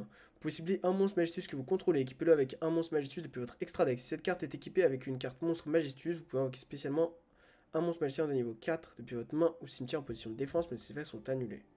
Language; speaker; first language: French; native; French